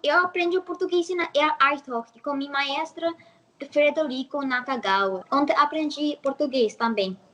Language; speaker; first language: Portuguese; non-native, learner; English